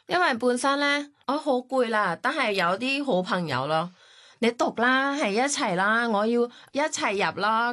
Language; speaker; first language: Cantonese; non-native, fluent; Thai